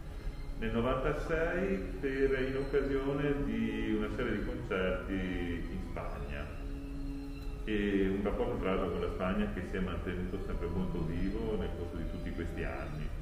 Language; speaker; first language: Italian; native; Italian